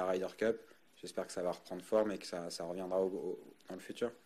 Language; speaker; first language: French; native; French